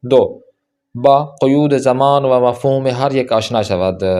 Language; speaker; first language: Persian; non-native, fluent; Urdu